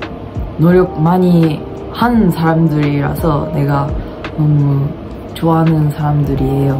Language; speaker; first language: Korean; non-native, fluent; Japanese